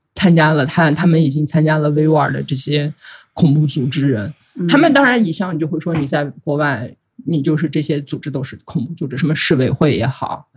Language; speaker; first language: Chinese; non-native, local second language; Uyghur